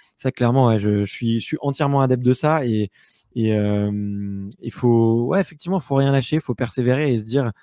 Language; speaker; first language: French; native; French